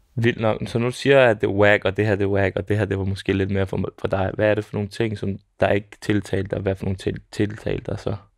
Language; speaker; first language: Danish; early bilingual, other home language; Serbian